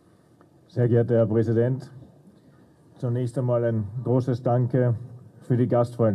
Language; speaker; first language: German; native; German